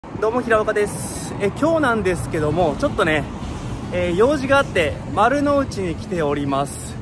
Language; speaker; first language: Japanese; native; Japanese